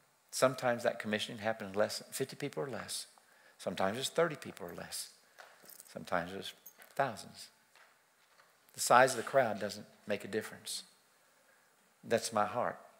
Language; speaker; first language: English; native; English